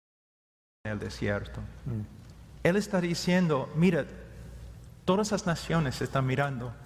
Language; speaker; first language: Spanish; non-native, fluent; English